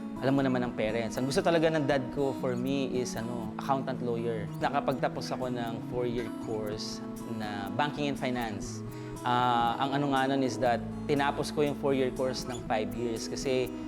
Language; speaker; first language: Filipino; native; Filipino